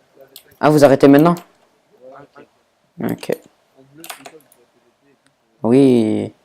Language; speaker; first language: French; native; French